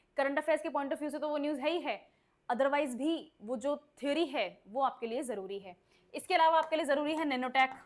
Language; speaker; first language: Hindi; native; Hindi